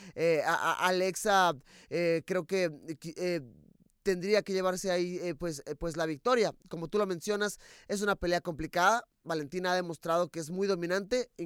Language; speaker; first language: Spanish; native; Spanish